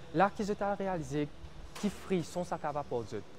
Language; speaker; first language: French; non-native, local second language; Morisyen